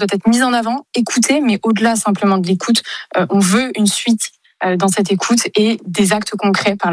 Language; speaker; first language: French; native; French